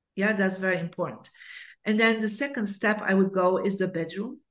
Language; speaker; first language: English; non-native, fluent; Dutch